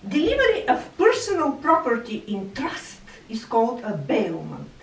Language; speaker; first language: English; non-native, fluent; Bulgarian